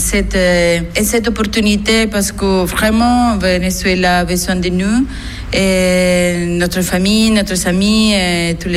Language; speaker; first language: French; non-native, learner; Spanish